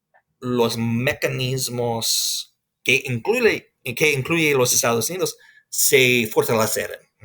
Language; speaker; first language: Spanish; non-native, fluent; English